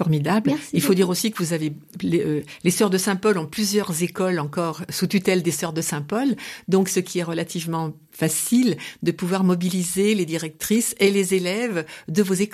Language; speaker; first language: French; native; French